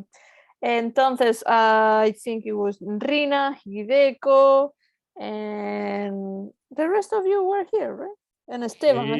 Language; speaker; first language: English; non-native, fluent; Spanish